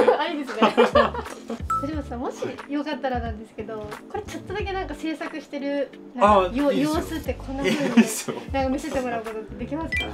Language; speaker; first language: Japanese; native; Japanese